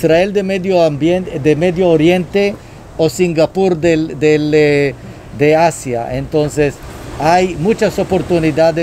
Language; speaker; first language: Spanish; non-native, fluent; Hebrew